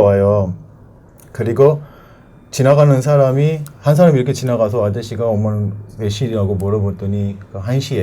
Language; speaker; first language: Korean; non-native, learner; Persian